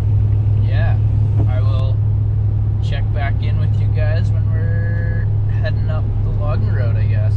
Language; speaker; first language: English; native; English